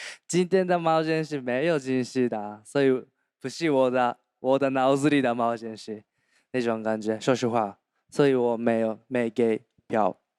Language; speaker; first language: Chinese; non-native, learner; Japanese